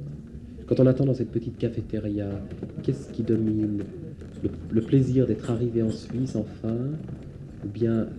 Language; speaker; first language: French; native; French